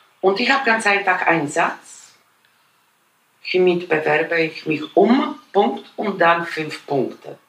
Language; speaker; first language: German; non-native, fluent; Polish